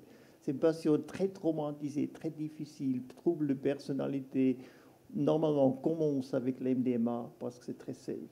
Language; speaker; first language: French; non-native, local second language; German